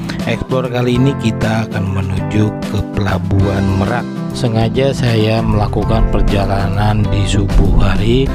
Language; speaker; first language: Indonesian; native; Indonesian